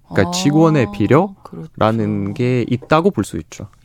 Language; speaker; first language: Korean; non-native, fluent; Russian